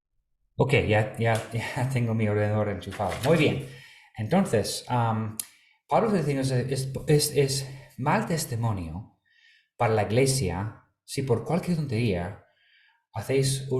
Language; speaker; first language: Spanish; non-native, fluent; English